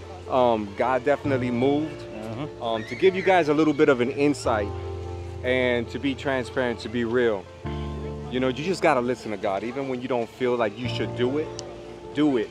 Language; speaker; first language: English; early bilingual, other home language; Spanish